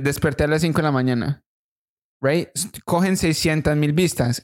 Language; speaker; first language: Spanish; early bilingual, heritage; Spanish